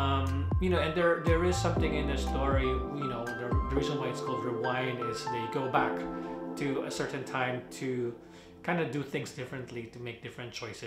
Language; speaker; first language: English; non-native, local second language; Filipino